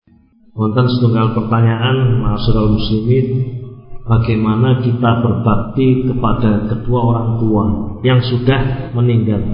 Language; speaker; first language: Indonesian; non-native, local second language; Javanese